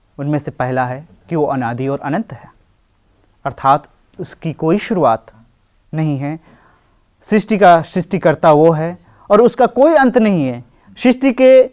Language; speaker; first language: Hindi; native; Hindi